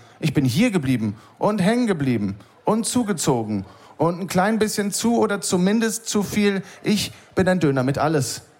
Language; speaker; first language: German; native; German